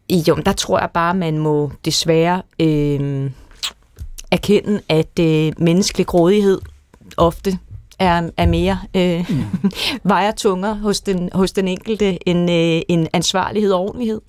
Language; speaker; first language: Danish; native; Danish